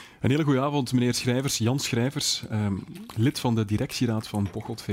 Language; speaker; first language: Dutch; native; Dutch